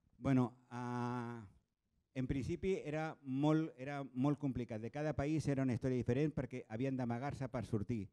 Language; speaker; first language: Catalan; non-native, local second language; Spanish